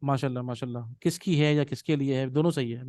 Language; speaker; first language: Hindi; native; Hindi